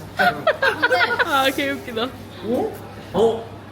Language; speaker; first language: Korean; native; Korean